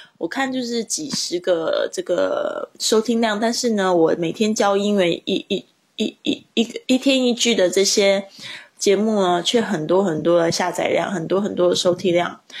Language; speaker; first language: Chinese; native; Chinese